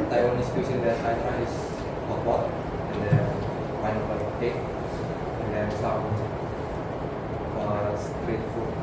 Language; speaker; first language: English; non-native, fluent; Indonesian